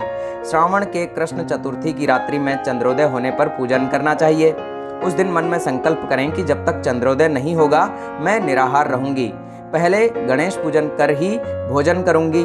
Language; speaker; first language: Hindi; native; Hindi